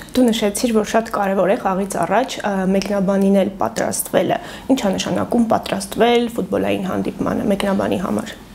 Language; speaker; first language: Armenian; native; Armenian